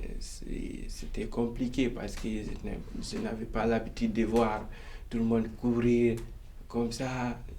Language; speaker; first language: French; non-native, local second language; Fula